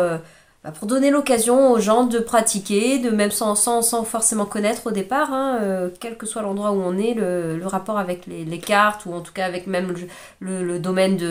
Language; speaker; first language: French; native; French